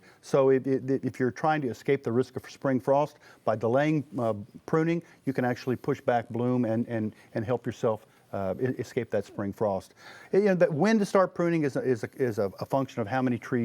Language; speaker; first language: English; native; English